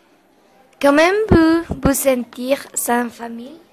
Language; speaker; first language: French; non-native, learner; Spanish